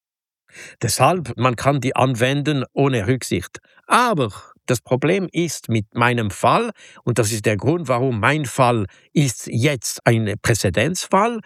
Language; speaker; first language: German; non-native, local second language; French